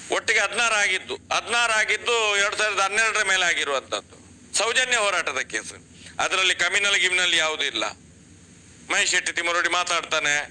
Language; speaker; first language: Kannada; non-native, local second language; Tulu